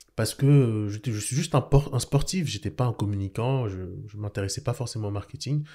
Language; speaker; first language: French; early bilingual, other home language; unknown